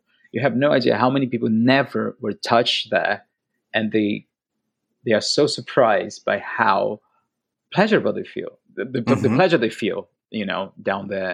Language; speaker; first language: English; non-native, fluent; Portuguese